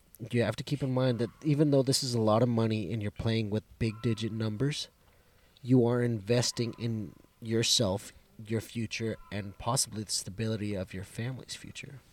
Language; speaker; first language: English; early bilingual, other home language; Spanish